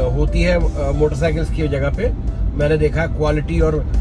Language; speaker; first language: Hindi; native; Hindi